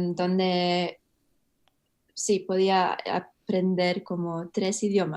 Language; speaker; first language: Spanish; early bilingual, heritage; English